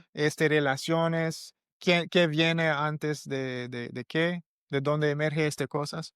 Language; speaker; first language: Spanish; non-native, learner; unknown